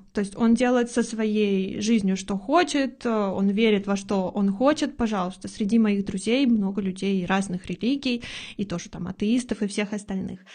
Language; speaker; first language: Russian; native; Russian